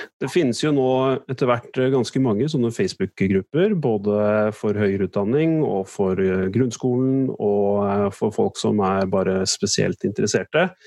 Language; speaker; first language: Norwegian; native; Norwegian